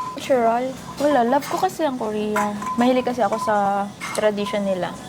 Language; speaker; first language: Filipino; native; Filipino